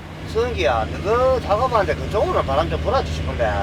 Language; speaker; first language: Korean; native; Korean